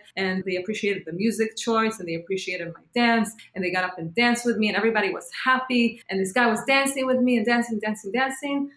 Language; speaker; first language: English; non-native, fluent; Hebrew